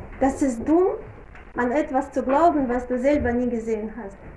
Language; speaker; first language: German; non-native, fluent; Russian